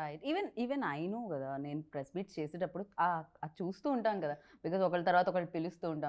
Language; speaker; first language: Telugu; native; Telugu